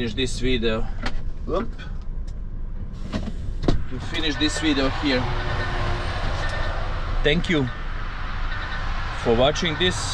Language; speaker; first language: English; non-native, learner; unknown